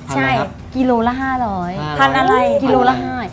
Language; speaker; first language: Thai; native; Thai